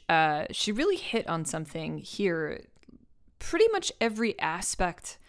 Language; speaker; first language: English; native; English